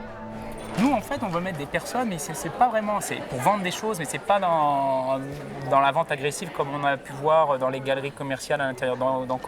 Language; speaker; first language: French; native; French